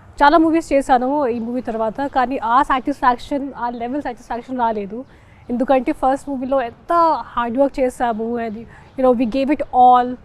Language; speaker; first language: Telugu; non-native, learner; Hindi